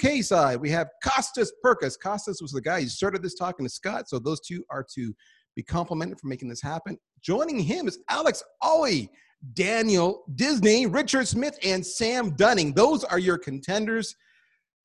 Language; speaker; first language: English; native; English